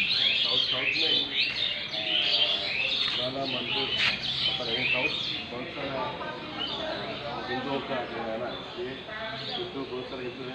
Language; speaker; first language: Hindi; non-native, learner; Bangla